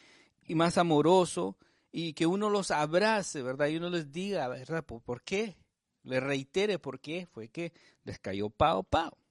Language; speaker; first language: Spanish; native; Spanish